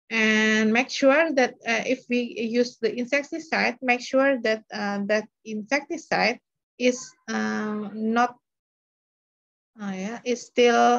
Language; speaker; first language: English; non-native, learner; Indonesian